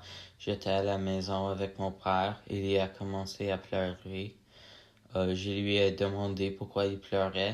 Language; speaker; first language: French; non-native, learner; English